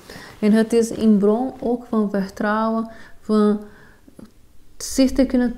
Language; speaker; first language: Dutch; non-native, fluent; Portuguese